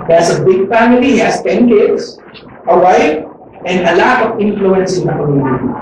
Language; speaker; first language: English; non-native, local second language; Filipino